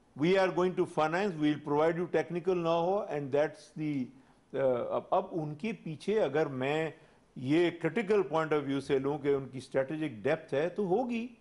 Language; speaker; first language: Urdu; non-native, local second language; Pashto